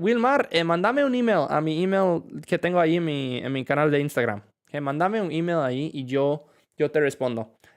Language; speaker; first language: Spanish; non-native, fluent; English